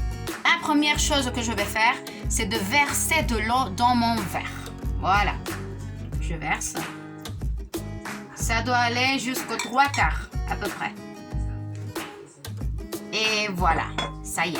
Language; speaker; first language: French; non-native, fluent; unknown